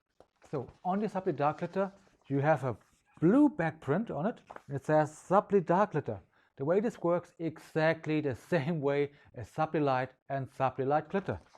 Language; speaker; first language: English; non-native, fluent; German